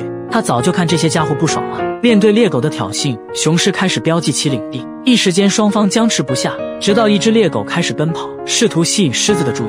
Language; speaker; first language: Chinese; native; Chinese